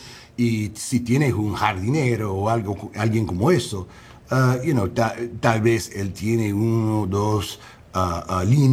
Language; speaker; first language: Spanish; early bilingual, heritage; English